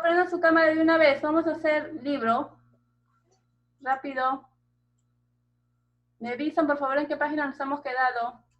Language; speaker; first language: Spanish; native; Spanish